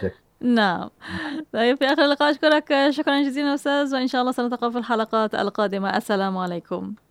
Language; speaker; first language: Arabic; non-native, fluent; Malay